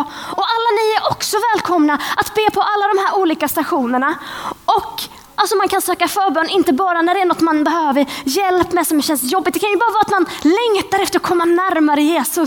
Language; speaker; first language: Swedish; native; Swedish